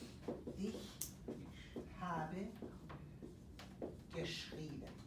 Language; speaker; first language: German; non-native, fluent; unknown